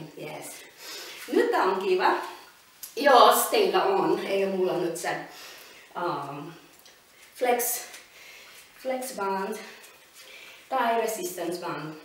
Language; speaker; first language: Finnish; non-native, learner; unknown